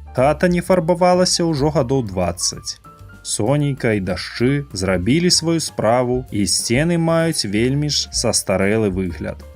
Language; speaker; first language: Belarusian; native; Belarusian